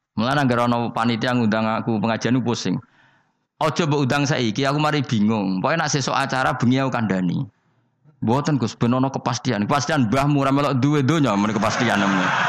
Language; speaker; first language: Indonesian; non-native, local second language; Javanese